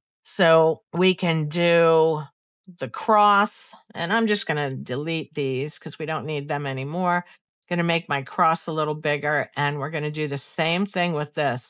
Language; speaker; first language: English; native; English